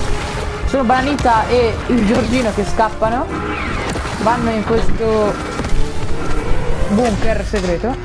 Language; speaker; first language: Italian; native; Italian